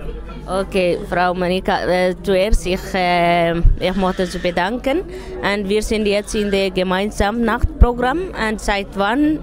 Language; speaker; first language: German; non-native, learner; Tigrinya